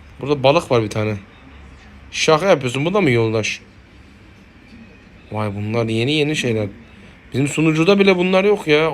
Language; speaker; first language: Turkish; native; Turkish